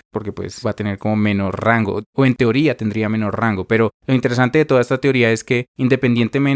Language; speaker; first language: Spanish; native; Spanish